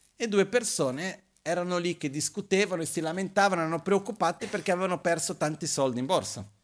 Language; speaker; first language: Italian; non-native, fluent; Portuguese